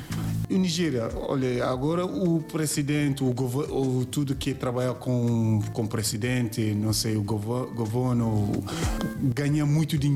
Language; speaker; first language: Portuguese; non-native, learner; Yoruba